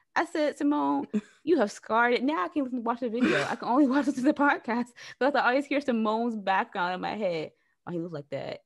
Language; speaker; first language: English; native; English